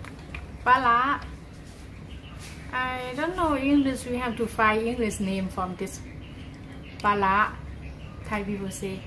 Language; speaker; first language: English; non-native, learner; Lao